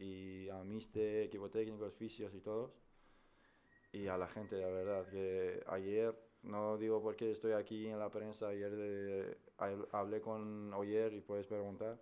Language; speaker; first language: Spanish; non-native, fluent; Persian